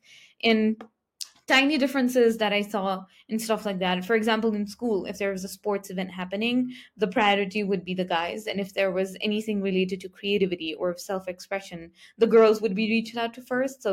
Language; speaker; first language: English; non-native, local second language; Nepali